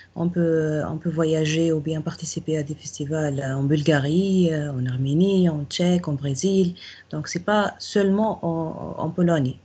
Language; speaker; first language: French; non-native, local second language; Arabic